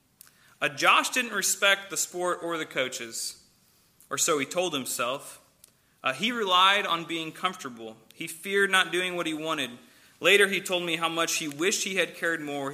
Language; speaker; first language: English; native; English